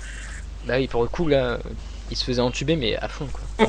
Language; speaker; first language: French; native; French